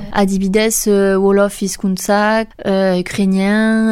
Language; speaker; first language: Basque; non-native, local second language; French